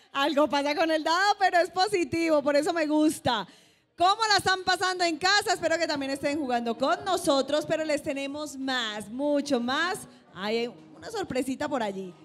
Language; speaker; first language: Spanish; native; Spanish